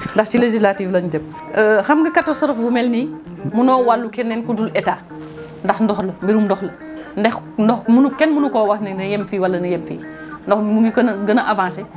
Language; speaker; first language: Wolof; non-native, local second language; Fula